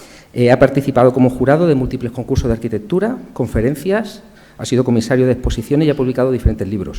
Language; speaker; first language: Spanish; native; Spanish